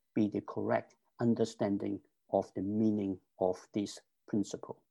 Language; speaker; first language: English; non-native, local second language; Cantonese